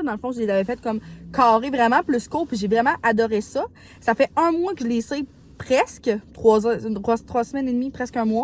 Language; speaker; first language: French; native; French